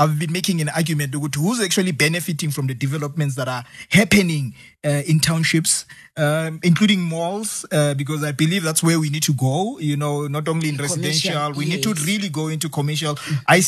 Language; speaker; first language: English; non-native, local second language; Zulu